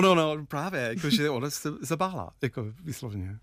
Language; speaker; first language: Czech; non-native, fluent; English